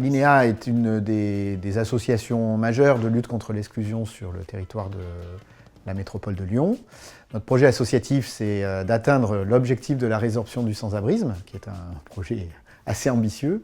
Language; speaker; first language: French; native; French